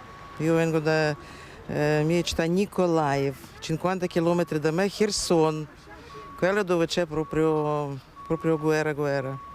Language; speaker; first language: Italian; non-native, learner; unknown